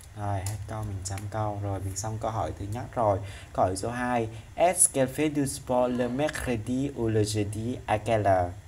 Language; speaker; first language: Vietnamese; non-native, local second language; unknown